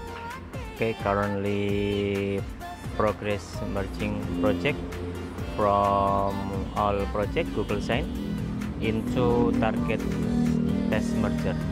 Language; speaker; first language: English; non-native, learner; Indonesian